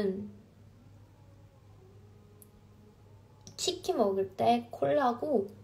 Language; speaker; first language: Korean; non-native, fluent; Chinese